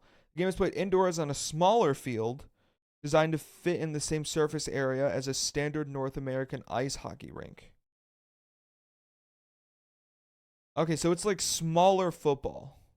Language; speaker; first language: English; native; English